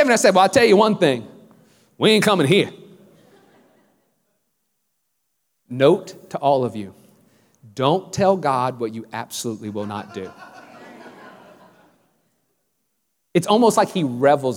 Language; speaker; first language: English; native; English